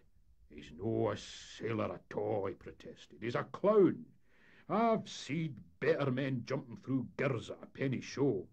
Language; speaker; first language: English; native; English